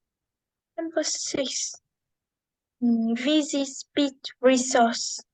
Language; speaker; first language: English; non-native, learner; Vietnamese